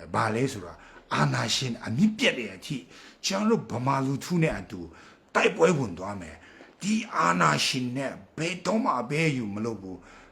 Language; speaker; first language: Burmese; non-native, local second language; Kachin